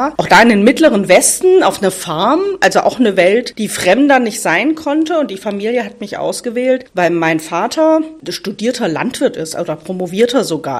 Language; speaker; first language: German; native; German